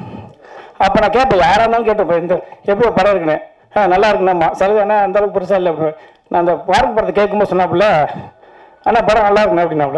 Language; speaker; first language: Tamil; native; Tamil